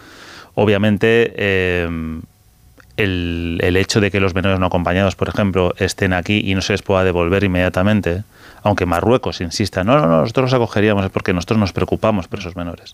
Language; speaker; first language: Spanish; native; Spanish